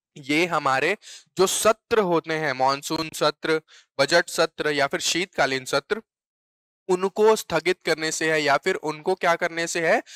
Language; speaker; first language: Hindi; native; Hindi